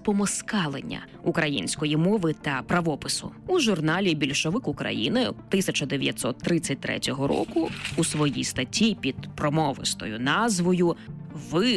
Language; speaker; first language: Ukrainian; native; Ukrainian